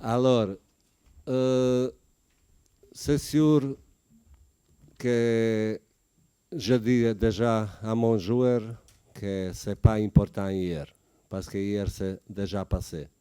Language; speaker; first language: French; non-native, learner; Bosnian